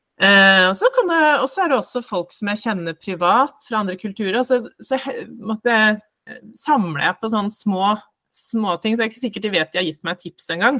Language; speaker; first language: Norwegian; native; Norwegian